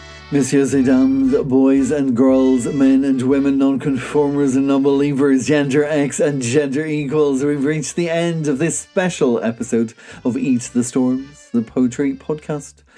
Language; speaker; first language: English; native; English